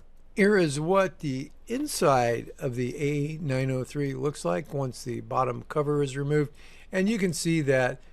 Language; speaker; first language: English; native; English